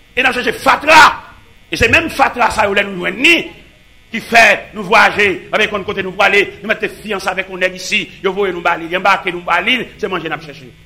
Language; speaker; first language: French; non-native, local second language; Haitian Creole